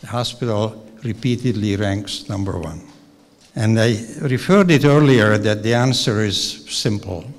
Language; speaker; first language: English; non-native, fluent; Hungarian